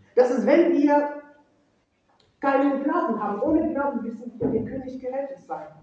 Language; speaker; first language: German; non-native, fluent; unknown